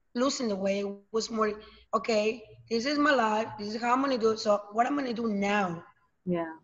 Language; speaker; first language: English; non-native, learner; Spanish